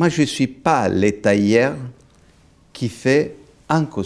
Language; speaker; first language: French; non-native, fluent; Italian